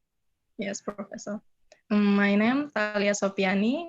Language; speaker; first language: English; non-native, learner; Indonesian